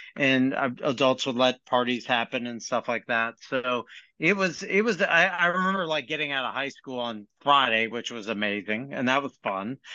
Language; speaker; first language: English; native; English